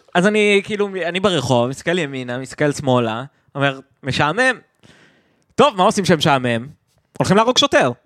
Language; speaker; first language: Hebrew; native; Hebrew